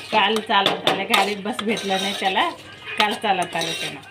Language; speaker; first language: Marathi; non-native, local second language; Kannada